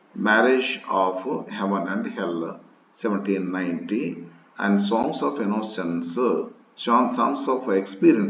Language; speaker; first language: English; non-native, local second language; Kannada